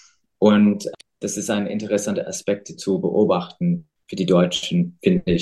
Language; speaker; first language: German; non-native, fluent; English